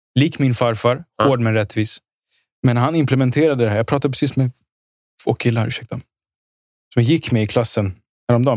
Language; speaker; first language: Swedish; early bilingual, other home language; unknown